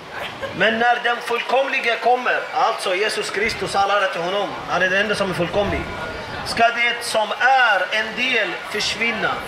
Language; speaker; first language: Swedish; non-native, fluent; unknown